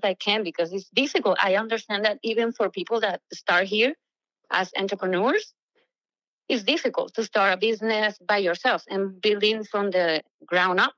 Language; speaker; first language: English; non-native, fluent; Spanish